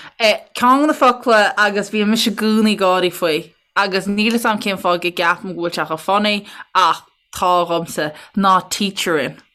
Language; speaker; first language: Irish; native; Irish